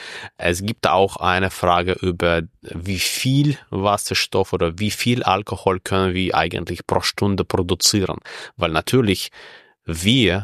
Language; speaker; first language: German; non-native, fluent; Russian